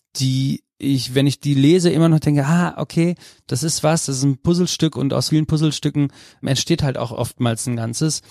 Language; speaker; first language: German; native; German